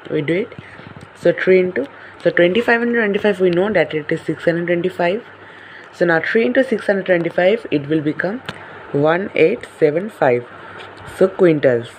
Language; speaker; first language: English; non-native, local second language; Hindi